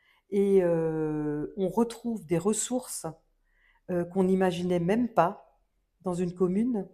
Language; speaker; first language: French; native; French